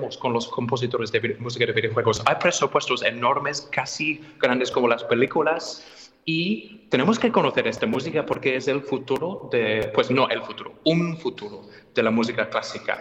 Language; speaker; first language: Spanish; non-native, fluent; English